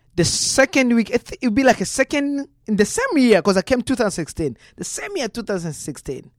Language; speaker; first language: English; non-native, learner; Kinyarwanda